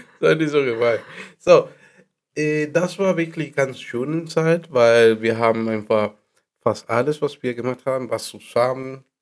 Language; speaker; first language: German; non-native, learner; Spanish